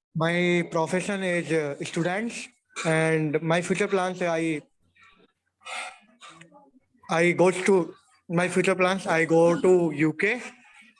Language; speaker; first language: English; non-native, learner; Hindi